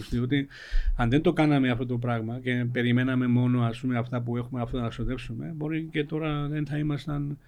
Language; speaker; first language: Greek; non-native, fluent; Georgian